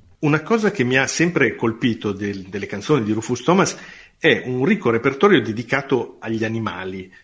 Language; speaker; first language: Italian; native; Italian